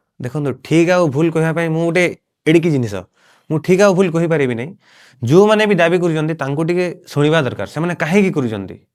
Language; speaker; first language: Odia; non-native, local second language; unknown